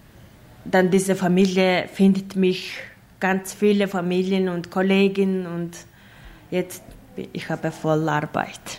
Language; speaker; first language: German; non-native, learner; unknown